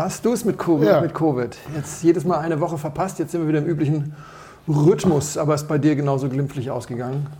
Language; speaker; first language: German; native; German